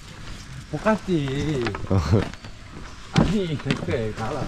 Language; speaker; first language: Thai; non-native, learner; Korean